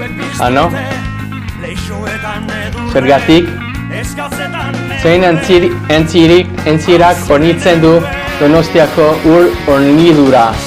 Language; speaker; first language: Basque; non-native, learner; English